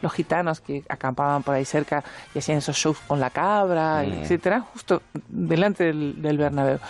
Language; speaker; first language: Spanish; native; Spanish